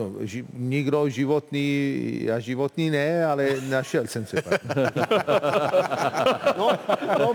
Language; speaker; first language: Czech; non-native, fluent; Italian